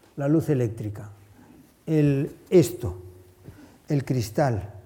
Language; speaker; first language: Spanish; native; Spanish